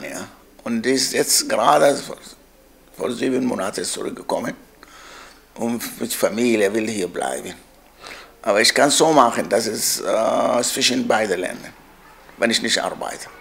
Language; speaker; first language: German; non-native, learner; Arabic